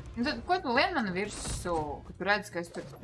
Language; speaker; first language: Latvian; native; Latvian